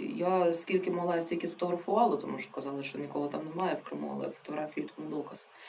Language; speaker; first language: Ukrainian; non-native, local second language; Russian